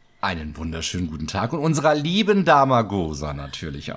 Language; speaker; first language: German; native; German